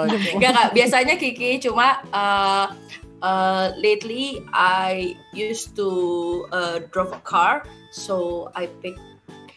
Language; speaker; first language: English; non-native, learner; Indonesian